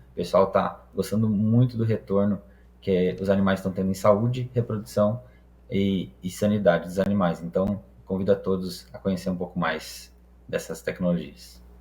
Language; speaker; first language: Portuguese; non-native, fluent; Hebrew